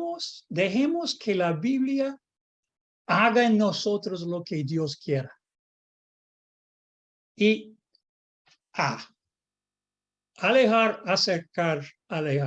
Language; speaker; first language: Spanish; non-native, fluent; English